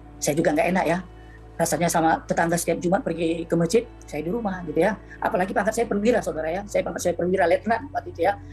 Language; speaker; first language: Indonesian; native; Indonesian